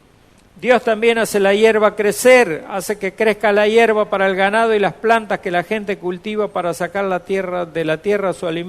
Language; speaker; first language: Spanish; native; Spanish